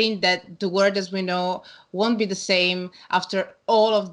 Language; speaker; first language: English; non-native, learner; Italian